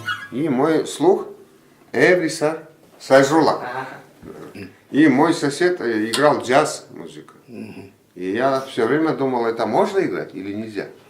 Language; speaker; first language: Russian; non-native, learner; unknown